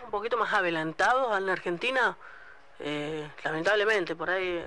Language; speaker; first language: Spanish; native; Spanish